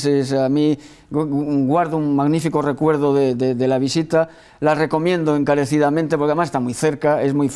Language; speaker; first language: Spanish; native; Spanish